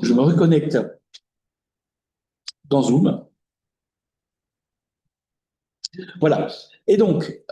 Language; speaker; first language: French; native; French